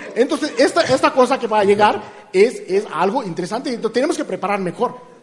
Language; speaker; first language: Spanish; non-native, fluent; Marathi